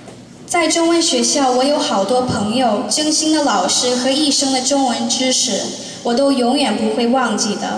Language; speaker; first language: Chinese; early bilingual, heritage; Chinese